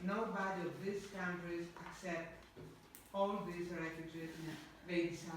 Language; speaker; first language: English; non-native, learner; Greek